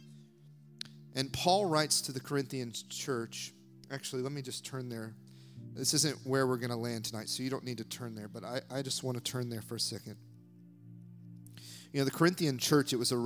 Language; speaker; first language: English; native; English